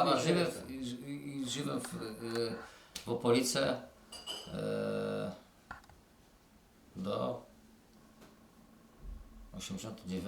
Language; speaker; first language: Macedonian; early bilingual, heritage; Polish